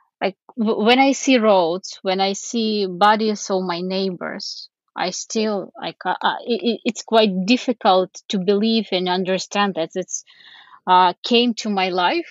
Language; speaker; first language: English; non-native, fluent; Ukrainian